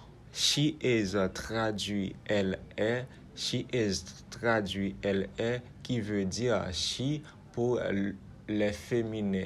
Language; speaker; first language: French; non-native, local second language; Haitian Creole